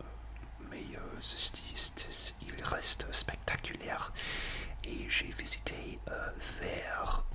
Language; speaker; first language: French; non-native, learner; English